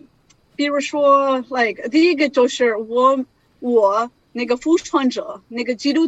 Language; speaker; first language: Chinese; non-native, learner; English